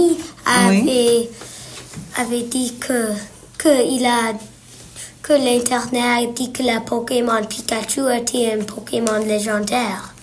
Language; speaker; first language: French; non-native, learner; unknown